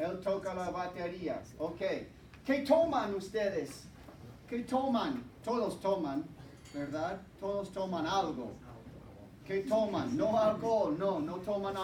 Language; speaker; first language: Spanish; non-native, fluent; English